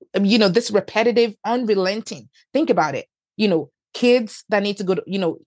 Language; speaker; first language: English; non-native, local second language; Yoruba